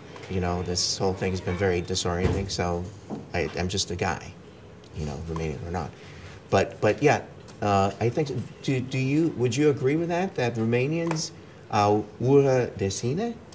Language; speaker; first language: English; early bilingual, other home language; Romanian